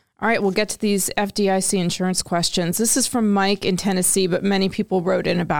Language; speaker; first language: English; native; English